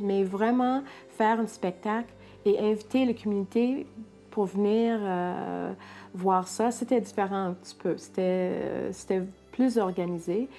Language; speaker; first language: French; non-native, local second language; English